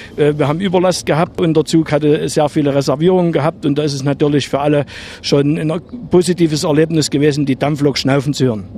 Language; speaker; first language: German; native; German